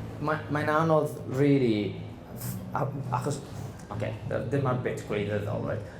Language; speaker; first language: Welsh; non-native, local second language; English